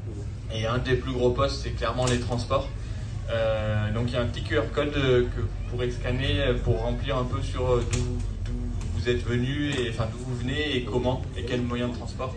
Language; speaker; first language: French; native; French